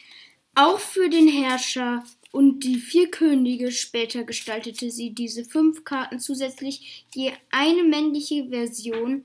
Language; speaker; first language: German; native; German